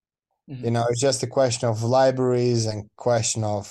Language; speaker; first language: English; non-native, fluent; Romanian